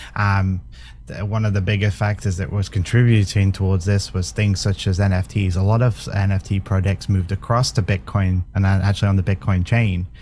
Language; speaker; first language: English; native; English